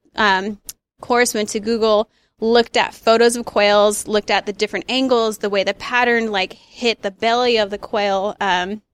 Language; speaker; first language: English; native; English